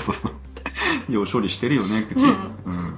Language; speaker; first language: Japanese; native; Japanese